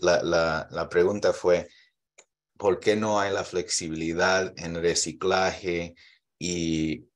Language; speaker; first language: Spanish; early bilingual, heritage; Spanish